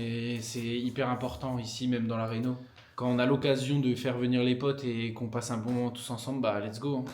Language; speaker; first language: French; native; French